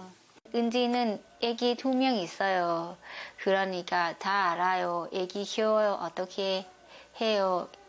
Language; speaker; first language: Korean; non-native, learner; Thai